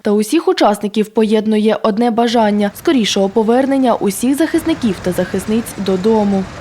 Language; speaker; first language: Ukrainian; native; Ukrainian